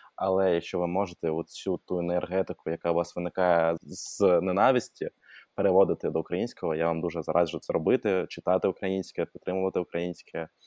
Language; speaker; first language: Ukrainian; non-native, local second language; Russian